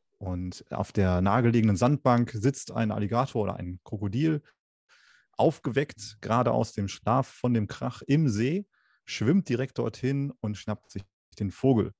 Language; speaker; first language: German; native; German